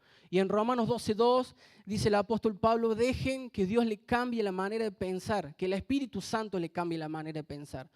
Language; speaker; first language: Spanish; native; Spanish